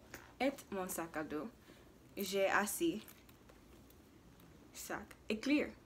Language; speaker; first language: French; non-native, learner; English